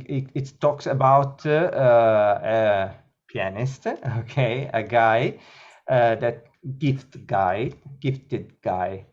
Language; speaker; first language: English; non-native, learner; Italian